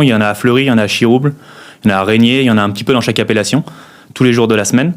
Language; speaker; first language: French; native; French